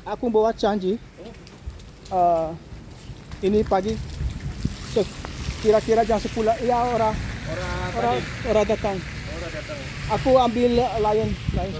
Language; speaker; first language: Indonesian; non-native, learner; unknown